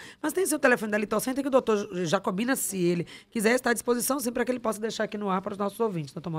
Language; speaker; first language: Portuguese; native; Portuguese